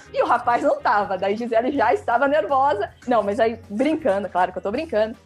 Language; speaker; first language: Portuguese; native; Portuguese